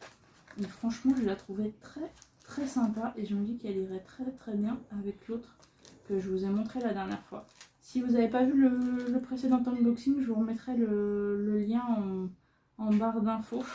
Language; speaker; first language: French; native; French